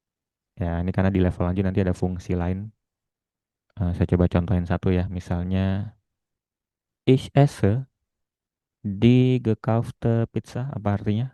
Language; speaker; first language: Indonesian; native; Indonesian